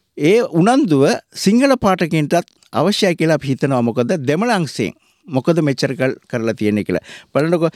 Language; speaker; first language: Sinhala; non-native, local second language; Tamil